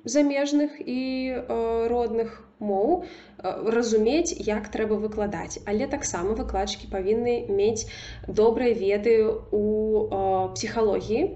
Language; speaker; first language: Belarusian; non-native, local second language; Russian